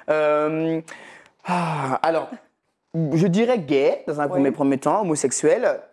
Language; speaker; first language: French; native; French